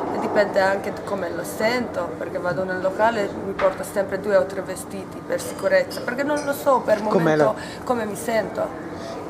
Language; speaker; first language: Italian; non-native, learner; Hungarian